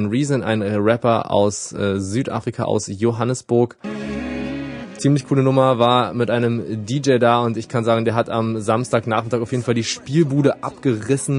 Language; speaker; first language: German; native; German